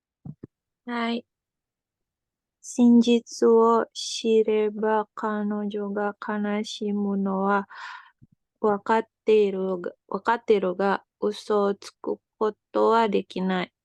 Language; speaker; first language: Japanese; non-native, learner; Indonesian